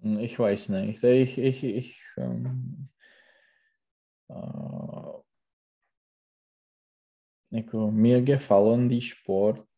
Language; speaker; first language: German; non-native, learner; Czech